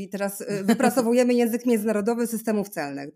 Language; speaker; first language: Polish; native; Polish